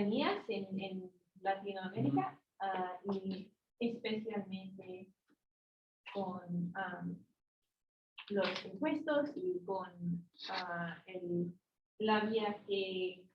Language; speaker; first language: Spanish; non-native, learner; English